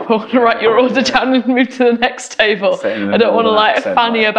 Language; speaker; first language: English; native; English